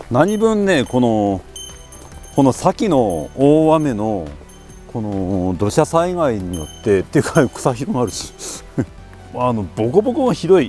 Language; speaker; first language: Japanese; native; Japanese